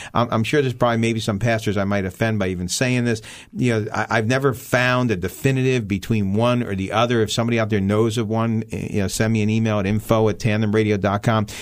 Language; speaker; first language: English; early bilingual, other home language; Armenian